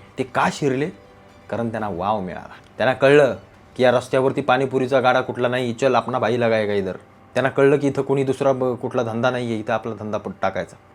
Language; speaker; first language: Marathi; native; Marathi